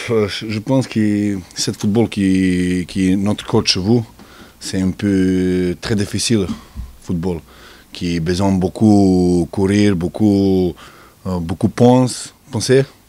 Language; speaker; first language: French; non-native, learner; Serbian